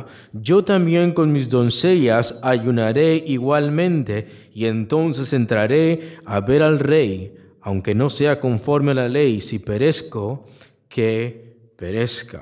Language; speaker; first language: Spanish; native; Spanish